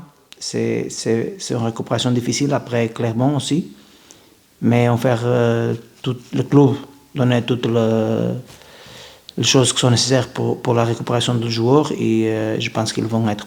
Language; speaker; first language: French; non-native, fluent; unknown